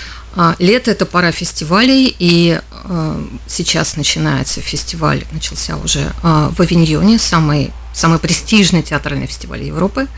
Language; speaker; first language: Russian; native; Russian